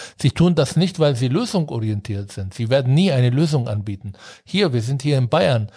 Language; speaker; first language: German; non-native, fluent; Arabic